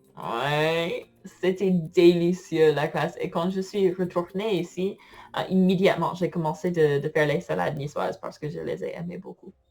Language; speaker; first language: French; non-native, fluent; English